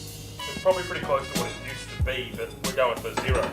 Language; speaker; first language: English; native; English